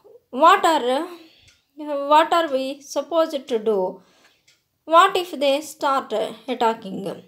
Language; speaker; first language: English; non-native, local second language; Telugu